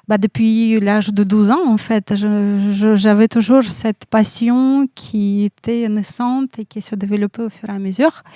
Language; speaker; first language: French; non-native, fluent; Russian